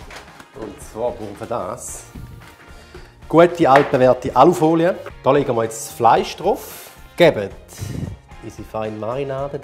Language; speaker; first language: German; native; German